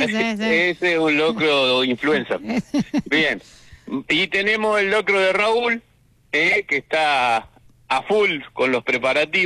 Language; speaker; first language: Spanish; native; Spanish